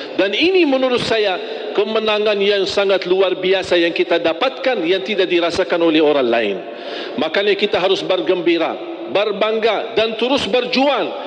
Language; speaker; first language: Malay; non-native, fluent; Arabic